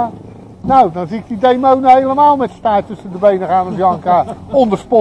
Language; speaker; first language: Dutch; native; Dutch